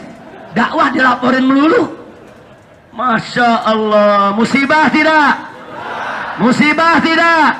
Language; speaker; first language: Indonesian; native; Indonesian